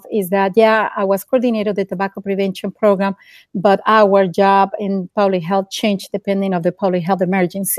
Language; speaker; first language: English; non-native, fluent; Spanish